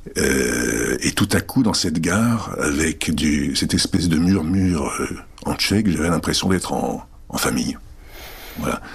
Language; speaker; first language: French; early bilingual, other home language; Czech